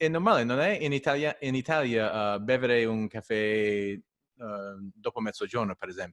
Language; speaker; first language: Italian; non-native, learner; English